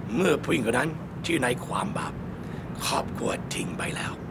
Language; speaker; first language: Thai; non-native, fluent; English